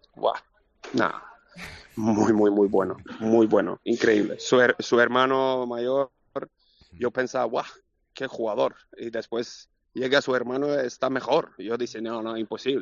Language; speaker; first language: Spanish; non-native, learner; Swedish